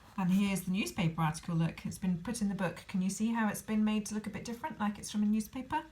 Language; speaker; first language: English; native; English